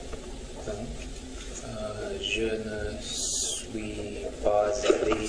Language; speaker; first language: French; non-native, learner; Russian